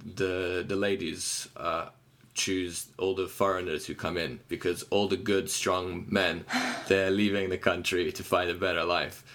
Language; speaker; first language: English; non-native, fluent; Ukrainian